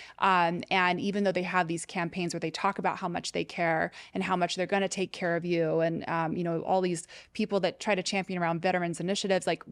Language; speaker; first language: English; native; English